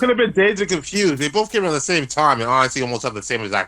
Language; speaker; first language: English; native; English